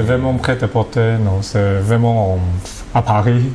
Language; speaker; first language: French; non-native, learner; Cantonese